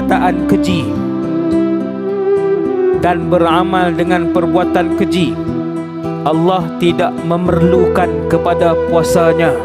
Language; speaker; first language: Malay; native; Malay